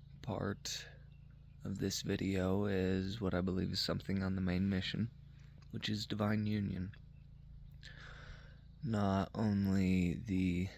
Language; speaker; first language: English; native; English